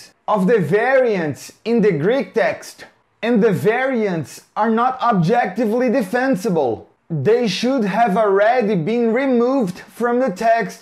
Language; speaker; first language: English; non-native, fluent; Portuguese